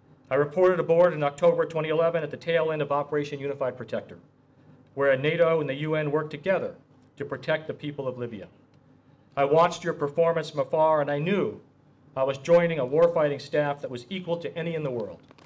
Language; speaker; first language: English; native; English